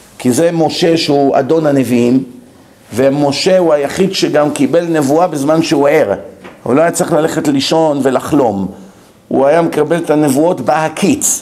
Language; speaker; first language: Hebrew; native; Hebrew